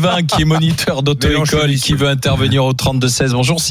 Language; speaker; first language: French; native; French